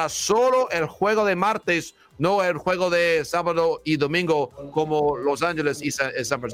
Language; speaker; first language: Spanish; non-native, learner; English